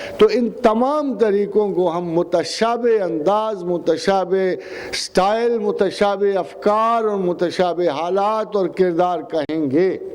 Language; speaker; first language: Urdu; non-native, local second language; Punjabi